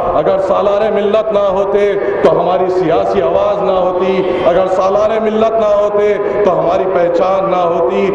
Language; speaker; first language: Urdu; native; Urdu